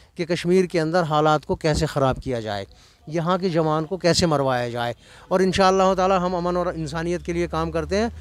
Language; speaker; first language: Hindi; non-native, local second language; Kashmiri